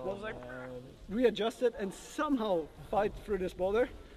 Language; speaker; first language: English; non-native, fluent; German